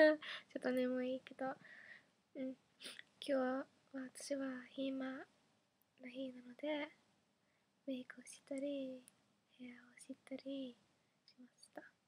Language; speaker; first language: Japanese; non-native, learner; English